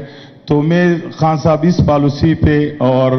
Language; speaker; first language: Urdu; non-native, local second language; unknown